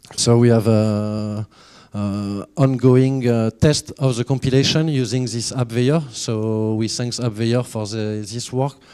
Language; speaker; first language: English; non-native, fluent; French